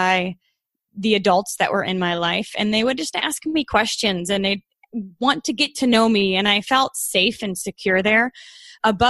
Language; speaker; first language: English; native; English